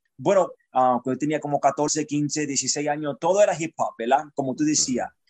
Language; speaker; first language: Spanish; early bilingual, heritage; Spanish